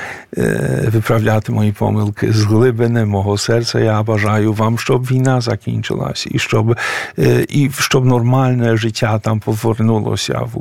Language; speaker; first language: Ukrainian; non-native, fluent; Polish